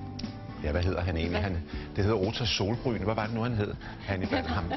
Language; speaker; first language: Danish; native; Danish